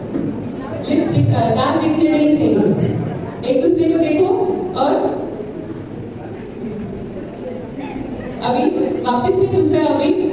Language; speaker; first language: Hindi; non-native, local second language; Gujarati